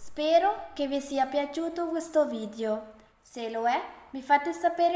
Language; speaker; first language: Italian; non-native, fluent; Urdu